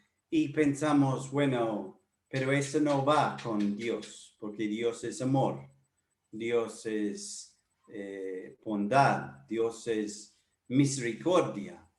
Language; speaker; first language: Spanish; non-native, fluent; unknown